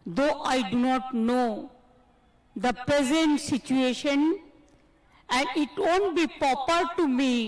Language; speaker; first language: English; non-native, local second language; Bangla